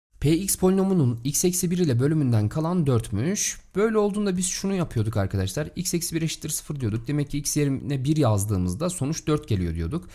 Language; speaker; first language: Turkish; native; Turkish